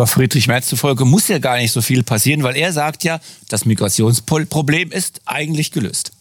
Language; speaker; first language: German; native; German